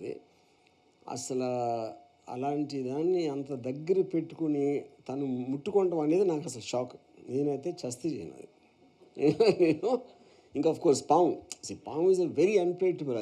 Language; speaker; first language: Telugu; native; Telugu